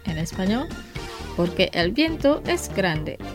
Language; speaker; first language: Spanish; non-native, fluent; Indonesian